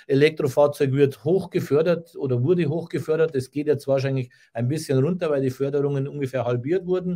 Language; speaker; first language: German; native; German